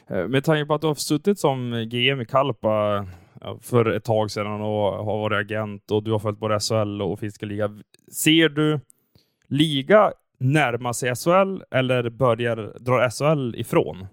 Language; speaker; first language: Swedish; native; Swedish